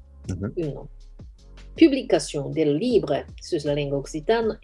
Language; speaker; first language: French; non-native, fluent; Japanese